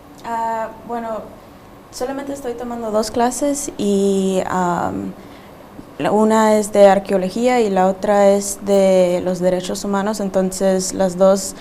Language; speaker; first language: Spanish; early bilingual, heritage; Spanish